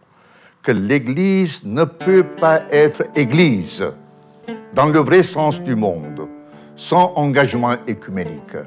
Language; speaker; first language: French; non-native, fluent; Armenian